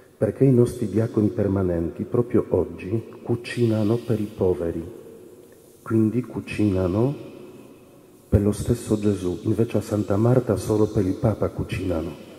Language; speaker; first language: Italian; non-native, fluent; Polish